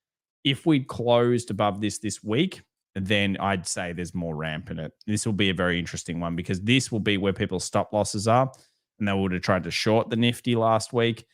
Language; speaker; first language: English; native; English